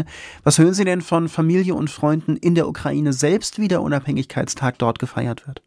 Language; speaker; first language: German; native; German